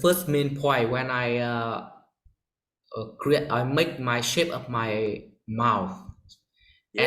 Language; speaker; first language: English; non-native, learner; Vietnamese